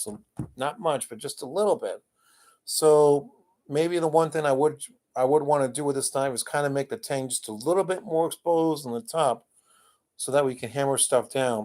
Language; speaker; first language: English; native; English